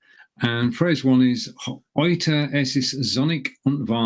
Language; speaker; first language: German; non-native, learner; English